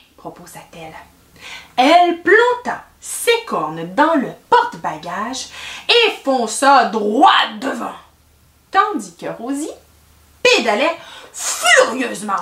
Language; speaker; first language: French; native; French